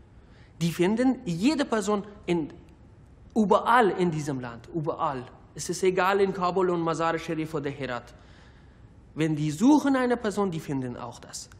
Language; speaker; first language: German; non-native, learner; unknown